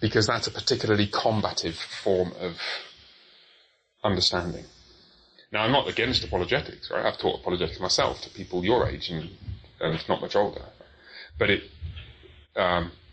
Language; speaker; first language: English; native; English